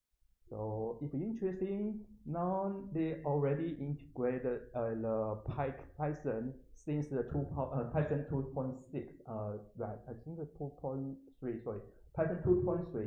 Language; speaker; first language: English; non-native, learner; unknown